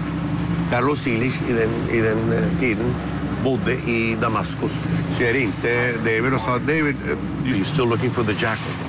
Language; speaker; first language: Norwegian; early bilingual, heritage; Spanish